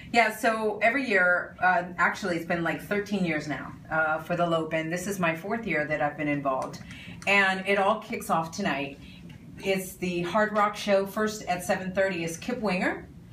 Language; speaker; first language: English; native; English